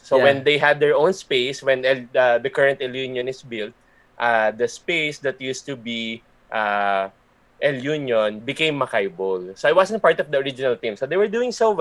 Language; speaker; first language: English; non-native, local second language; Filipino